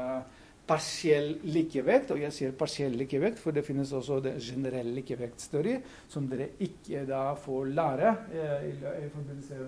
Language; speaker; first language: Norwegian; non-native, fluent; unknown